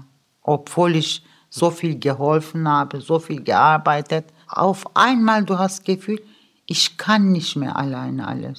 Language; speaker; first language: German; early bilingual, other home language; Turkish